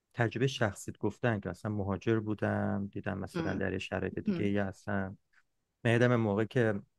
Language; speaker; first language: Persian; native; Persian